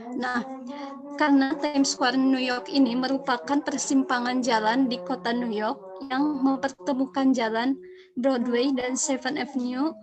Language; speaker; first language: Indonesian; native; Indonesian